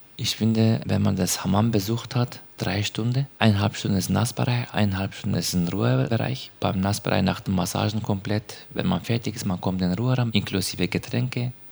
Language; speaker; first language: German; non-native, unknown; Turkish